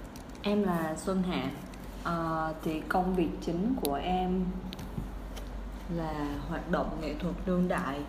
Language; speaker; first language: Vietnamese; native; Vietnamese